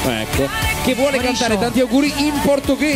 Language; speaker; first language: Italian; native; Italian